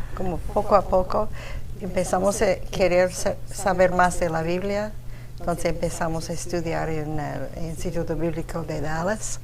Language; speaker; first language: Spanish; non-native, fluent; English